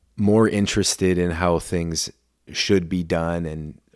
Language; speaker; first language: English; non-native, fluent; German